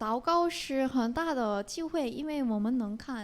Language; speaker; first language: Chinese; non-native, learner; Korean